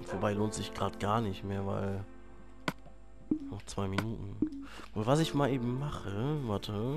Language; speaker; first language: German; native; German